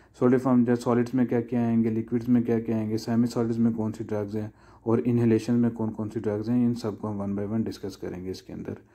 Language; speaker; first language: Urdu; non-native, local second language; Punjabi